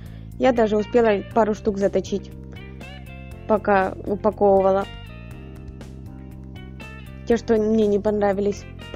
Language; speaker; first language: Russian; native; Russian